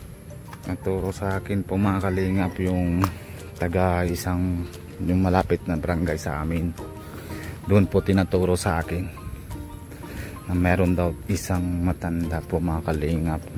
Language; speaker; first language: Filipino; non-native, local second language; Bikol